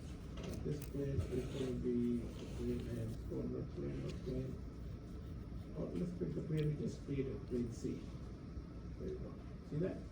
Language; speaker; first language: English; non-native, fluent; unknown